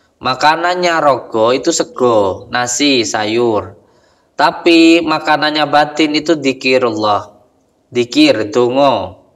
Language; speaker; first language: Indonesian; non-native, local second language; Javanese